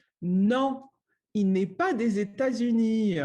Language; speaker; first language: French; non-native, learner; English